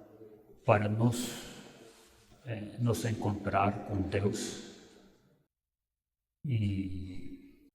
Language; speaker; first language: Portuguese; non-native, fluent; Japanese